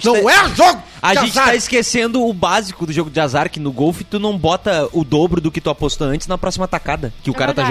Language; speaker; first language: Portuguese; native; Portuguese